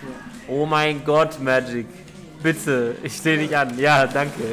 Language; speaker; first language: German; native; German